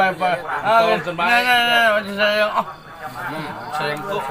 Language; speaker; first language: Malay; non-native, local second language; Sundanese